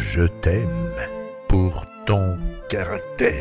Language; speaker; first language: French; non-native, fluent; Russian